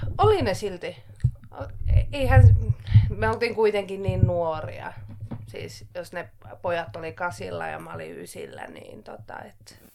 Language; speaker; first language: Finnish; non-native, local second language; Swedish